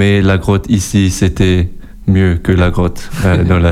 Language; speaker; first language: French; non-native, learner; German